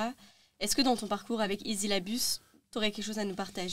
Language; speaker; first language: French; native; French